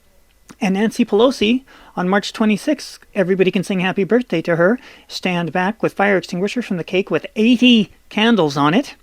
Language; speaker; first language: English; native; English